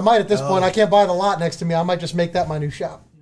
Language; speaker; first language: English; native; English